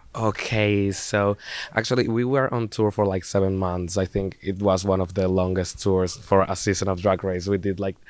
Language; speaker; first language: English; non-native, fluent; Spanish